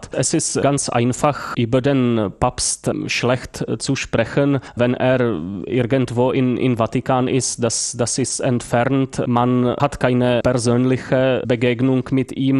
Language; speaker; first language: German; non-native, fluent; Czech